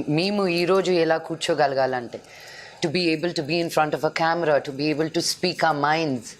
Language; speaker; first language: Telugu; native; Telugu